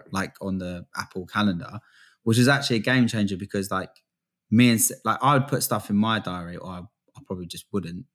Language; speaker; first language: English; native; English